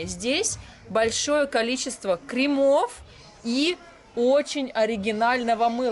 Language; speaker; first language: Russian; native; Russian